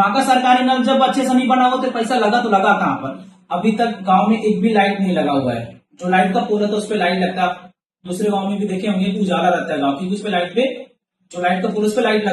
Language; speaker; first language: Hindi; native; Hindi